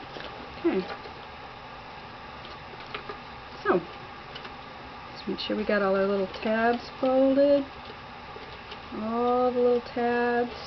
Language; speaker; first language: English; native; English